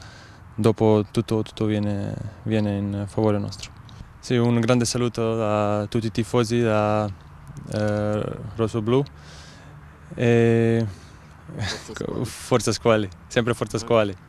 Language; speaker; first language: Italian; non-native, learner; Croatian